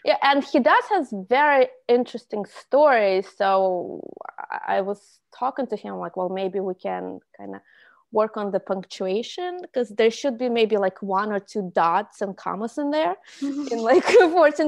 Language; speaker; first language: English; non-native, fluent; Russian